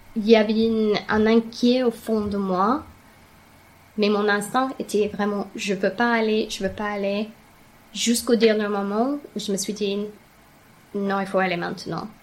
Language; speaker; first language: French; non-native, fluent; English